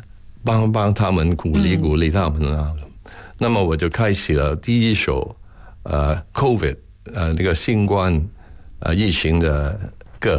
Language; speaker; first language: Chinese; non-native, local second language; Cantonese